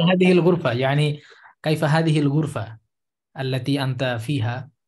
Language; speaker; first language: Arabic; non-native, fluent; Bangla